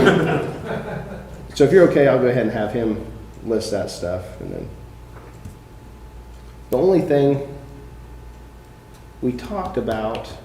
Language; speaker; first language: English; native; English